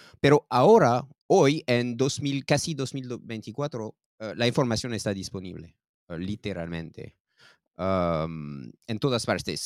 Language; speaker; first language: Spanish; non-native, learner; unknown